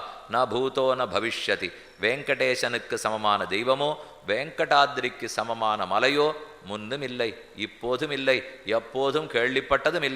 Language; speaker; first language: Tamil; native; Tamil